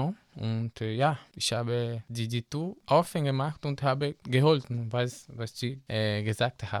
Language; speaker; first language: German; non-native, learner; Portuguese